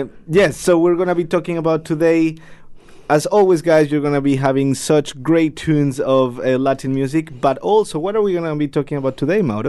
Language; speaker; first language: English; non-native, fluent; Spanish